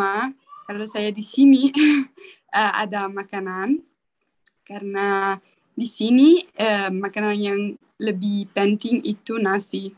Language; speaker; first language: Indonesian; non-native, learner; Italian